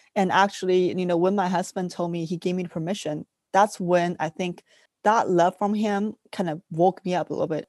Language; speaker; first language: English; early bilingual, other home language; Chinese